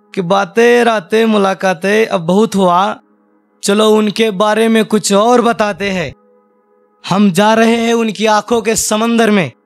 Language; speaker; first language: Hindi; non-native, local second language; Marathi